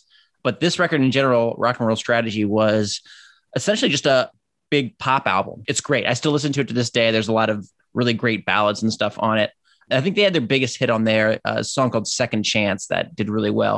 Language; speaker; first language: English; native; English